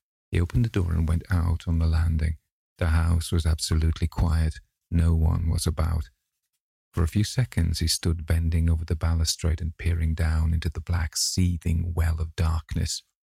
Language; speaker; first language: English; native; English